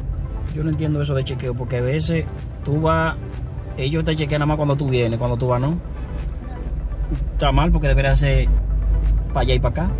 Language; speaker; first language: Spanish; native; Spanish